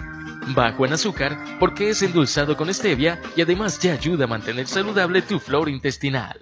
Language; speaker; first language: Spanish; native; Spanish